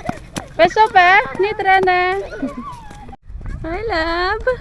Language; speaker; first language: Dutch; non-native, learner; Filipino